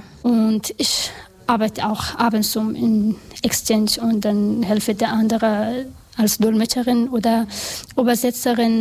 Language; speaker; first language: German; non-native, learner; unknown